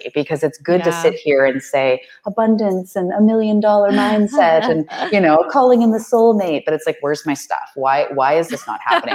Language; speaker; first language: English; native; English